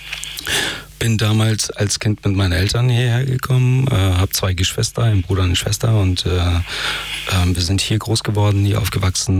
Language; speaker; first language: German; early bilingual, other home language; Persian